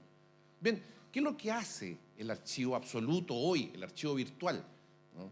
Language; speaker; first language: Spanish; native; Spanish